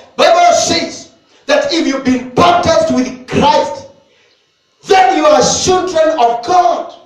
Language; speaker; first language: English; non-native, local second language; Swahili